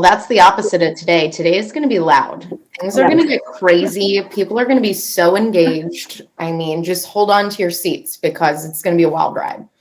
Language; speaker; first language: English; native; English